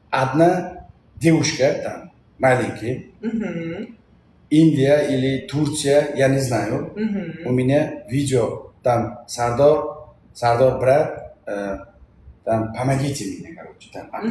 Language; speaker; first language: Russian; non-native, learner; Uzbek